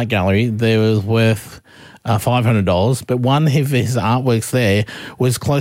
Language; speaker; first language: English; native; English